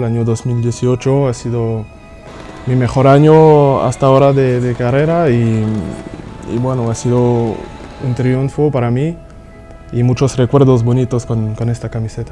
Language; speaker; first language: Spanish; non-native, fluent; French